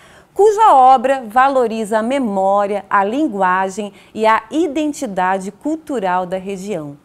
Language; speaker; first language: Portuguese; native; Portuguese